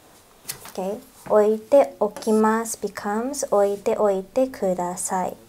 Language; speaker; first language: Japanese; non-native, fluent; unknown